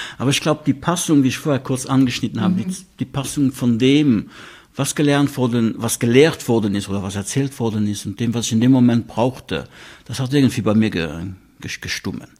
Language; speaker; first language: German; non-native, local second language; Luxembourgish